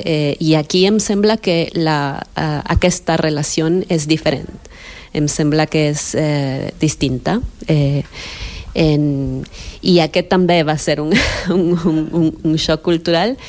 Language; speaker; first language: Catalan; non-native, fluent; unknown